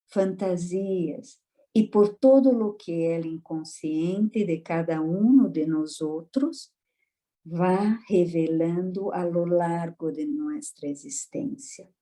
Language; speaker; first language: Spanish; non-native, fluent; Portuguese